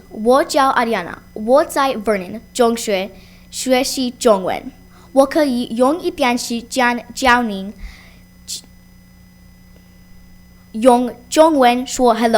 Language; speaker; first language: Chinese; non-native, learner; English